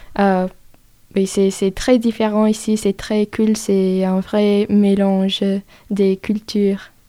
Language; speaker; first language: French; non-native, learner; English